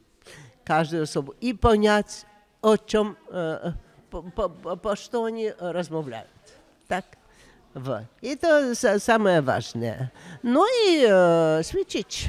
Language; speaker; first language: Polish; non-native, learner; Russian